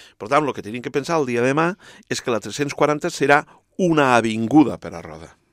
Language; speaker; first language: Catalan; non-native, local second language; Spanish